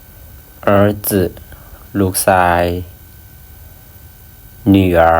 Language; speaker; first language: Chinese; non-native, fluent; Lao